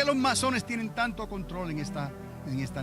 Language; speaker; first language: Spanish; native; Spanish